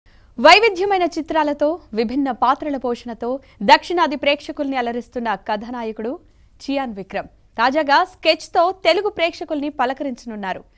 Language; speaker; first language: Telugu; native; Telugu